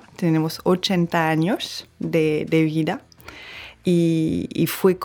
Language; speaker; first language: Spanish; non-native, fluent; French